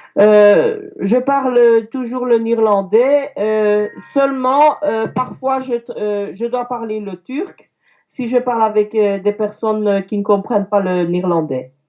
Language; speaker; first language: French; early bilingual, other home language; Turkish